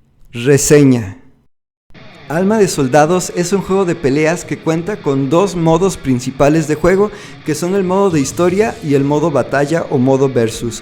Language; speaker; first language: Spanish; native; Spanish